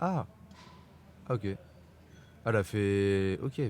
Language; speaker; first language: French; native; French